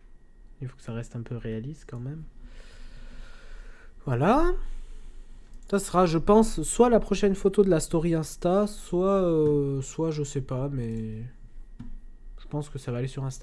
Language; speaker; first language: French; native; French